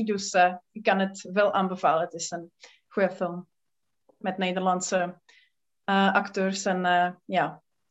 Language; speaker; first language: Dutch; non-native, learner; Czech